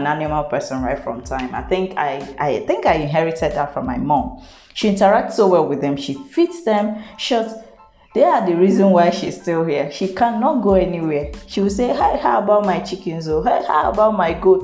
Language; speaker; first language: English; non-native, local second language; Igbo